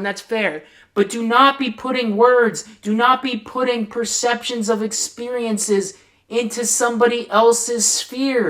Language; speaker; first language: English; native; English